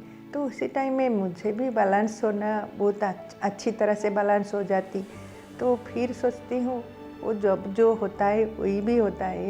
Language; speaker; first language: Hindi; non-native, local second language; Odia